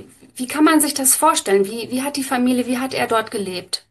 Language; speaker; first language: German; native; German